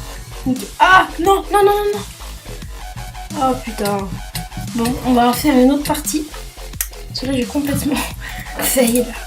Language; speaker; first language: French; native; French